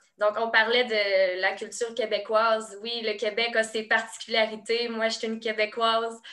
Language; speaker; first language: French; native; French